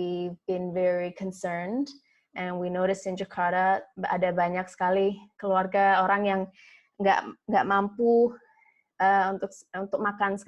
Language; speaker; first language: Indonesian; non-native, fluent; English